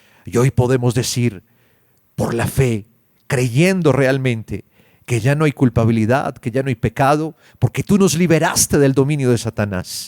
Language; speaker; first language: Spanish; native; Spanish